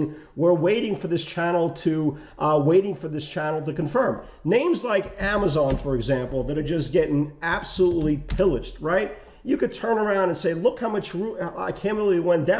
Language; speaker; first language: English; native; English